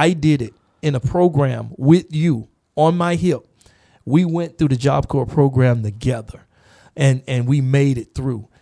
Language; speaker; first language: English; native; English